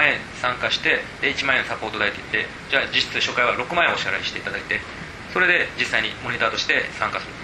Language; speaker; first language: Japanese; native; Japanese